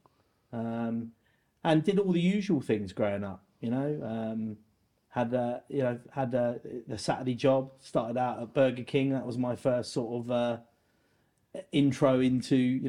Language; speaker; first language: English; native; English